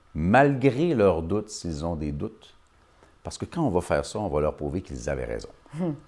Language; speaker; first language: French; native; French